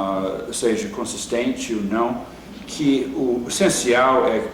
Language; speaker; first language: Portuguese; non-native, fluent; English